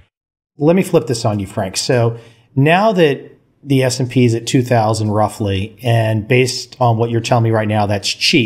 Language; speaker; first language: English; native; English